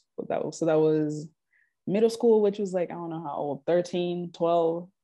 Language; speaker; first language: English; early bilingual, other home language; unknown